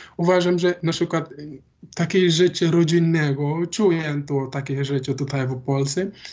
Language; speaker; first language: Polish; non-native, learner; Wolof